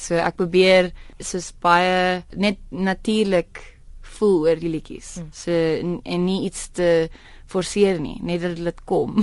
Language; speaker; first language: Afrikaans; non-native, local second language; English